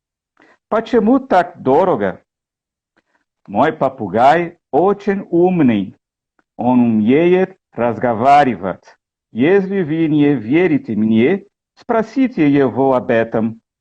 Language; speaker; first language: Russian; non-native, learner; Portuguese